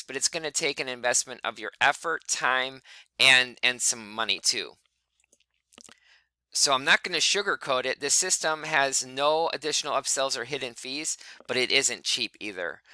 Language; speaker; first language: English; native; English